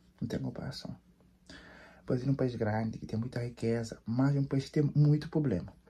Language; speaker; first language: Portuguese; non-native, local second language; Kabuverdianu